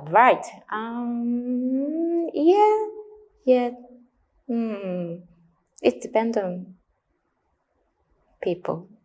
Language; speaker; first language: English; non-native, learner; Japanese